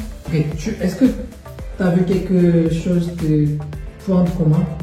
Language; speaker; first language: French; non-native, fluent; Korean